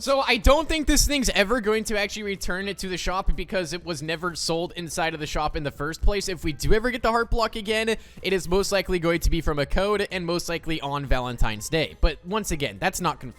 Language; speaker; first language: English; native; English